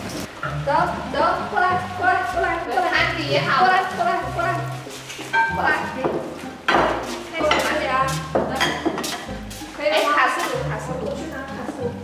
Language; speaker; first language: Chinese; non-native, local second language; Cantonese